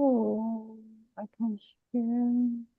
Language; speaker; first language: English; non-native, fluent; Chinese